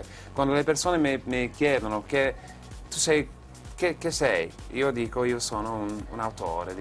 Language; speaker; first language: Italian; non-native, fluent; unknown